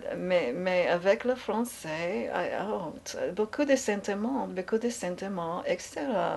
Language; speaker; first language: French; non-native, learner; English